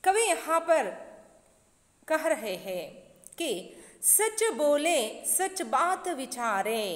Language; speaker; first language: Hindi; non-native, local second language; Kannada